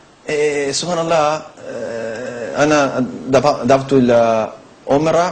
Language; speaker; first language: Arabic; non-native, learner; Italian